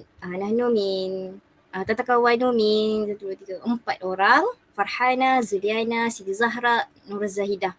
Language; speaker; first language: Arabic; non-native, learner; Malay